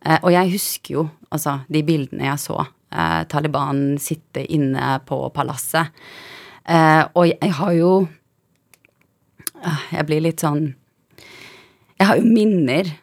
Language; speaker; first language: Norwegian; early bilingual, other home language; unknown